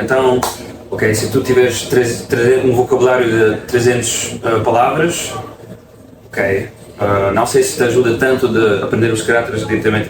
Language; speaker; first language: Portuguese; non-native, fluent; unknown